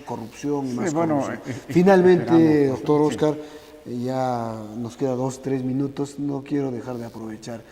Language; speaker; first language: Spanish; native; Spanish